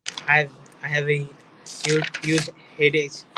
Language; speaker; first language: English; non-native, learner; Bangla